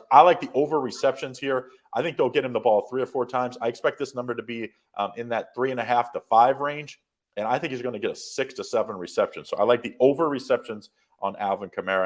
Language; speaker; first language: English; native; English